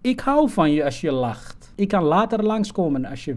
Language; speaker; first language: Dutch; non-native, fluent; Somali